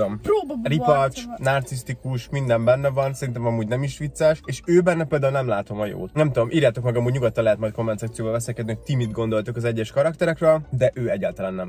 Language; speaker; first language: Hungarian; native; Hungarian